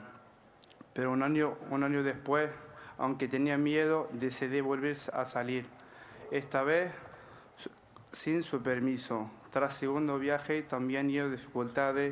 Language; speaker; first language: Spanish; non-native, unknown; Arabic